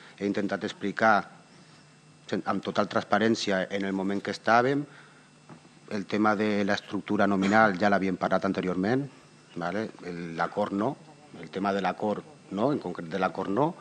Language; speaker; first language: Catalan; non-native, local second language; Spanish